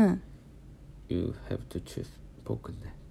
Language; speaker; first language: English; non-native, learner; Korean